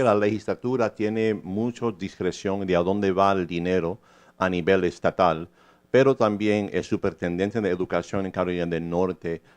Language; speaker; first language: Spanish; early bilingual, heritage; English